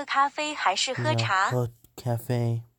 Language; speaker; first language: Chinese; non-native, learner; English